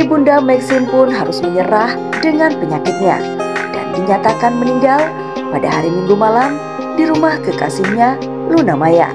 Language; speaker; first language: Indonesian; native; Indonesian